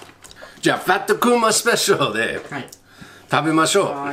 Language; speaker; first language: Japanese; non-native, learner; English